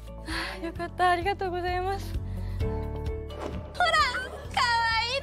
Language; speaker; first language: Korean; non-native, learner; Japanese